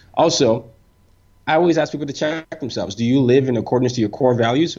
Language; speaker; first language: English; non-native, local second language; Yoruba